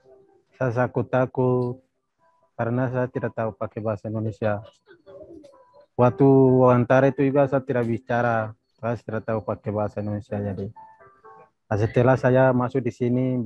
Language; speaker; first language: Indonesian; non-native, local second language; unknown